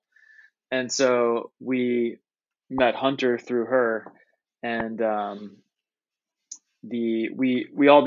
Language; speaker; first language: English; native; English